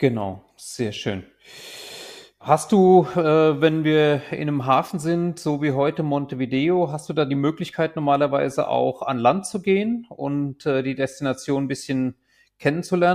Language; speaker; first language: German; native; German